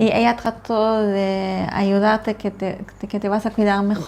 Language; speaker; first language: Spanish; non-native, fluent; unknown